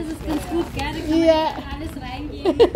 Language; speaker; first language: German; native; German